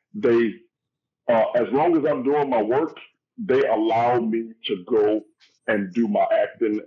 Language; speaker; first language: English; native; English